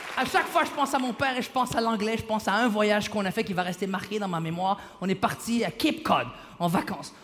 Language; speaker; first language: French; early bilingual, other home language; Arabic